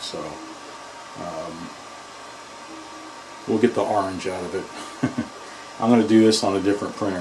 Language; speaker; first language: English; native; English